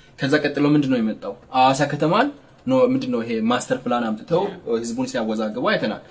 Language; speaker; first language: Amharic; non-native, local second language; Sidamo